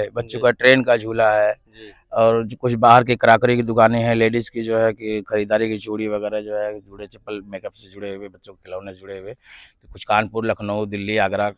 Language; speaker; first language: Hindi; native; Hindi